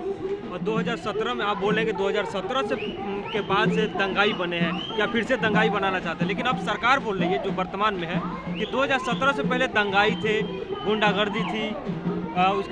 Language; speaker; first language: Hindi; native; Hindi